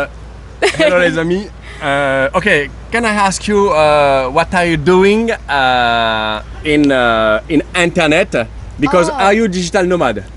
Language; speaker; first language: English; non-native, learner; French